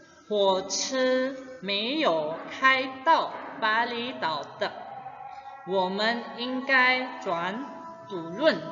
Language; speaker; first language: Chinese; non-native, fluent; Indonesian